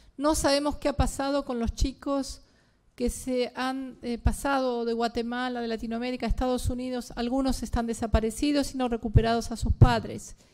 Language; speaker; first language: Spanish; native; Spanish